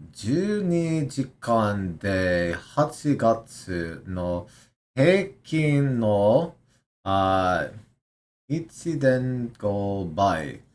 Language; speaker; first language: Japanese; non-native, learner; English